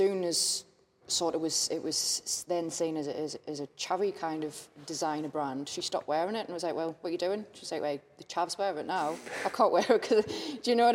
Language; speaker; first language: English; native; English